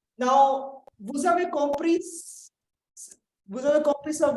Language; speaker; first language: French; non-native, fluent; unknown